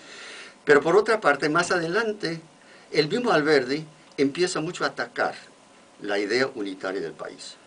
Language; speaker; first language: Spanish; non-native, fluent; English